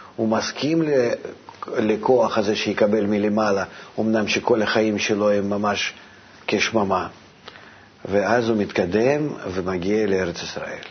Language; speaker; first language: Hebrew; non-native, fluent; Russian